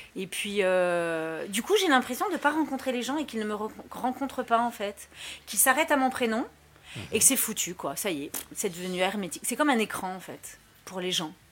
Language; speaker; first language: French; early bilingual, other home language; Spanish